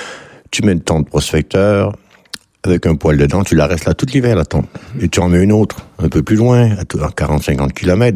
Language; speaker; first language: French; native; French